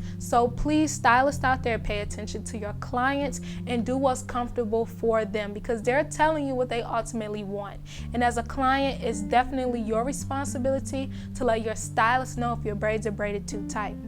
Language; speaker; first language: English; native; English